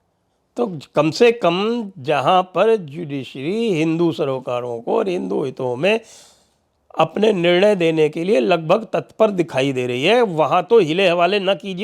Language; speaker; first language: Hindi; native; Hindi